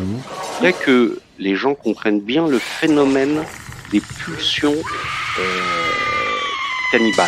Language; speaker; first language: French; native; French